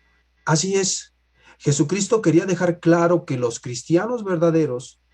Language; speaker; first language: Spanish; native; Spanish